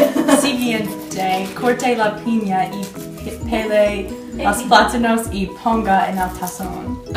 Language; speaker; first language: Spanish; non-native, learner; English